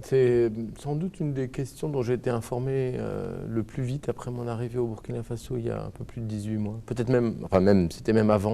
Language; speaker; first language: French; native; French